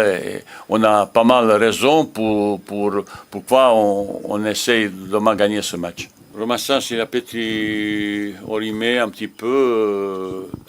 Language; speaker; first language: French; non-native, learner; Bosnian